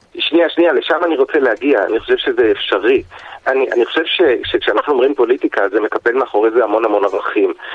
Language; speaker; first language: Hebrew; native; Hebrew